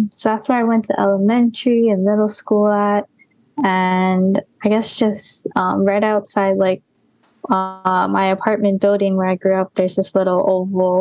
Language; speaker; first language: English; native; English